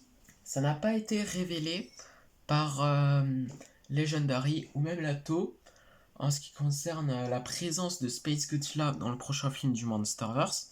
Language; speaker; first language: French; native; French